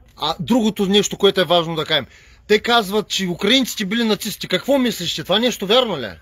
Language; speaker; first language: Bulgarian; native; Bulgarian